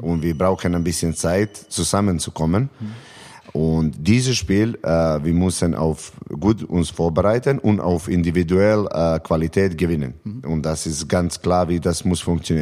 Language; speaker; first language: German; non-native, learner; Serbian